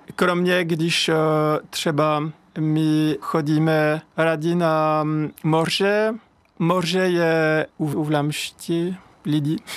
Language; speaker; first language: Czech; non-native, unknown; French